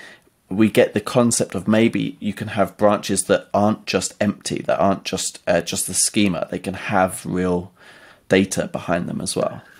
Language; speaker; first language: English; native; English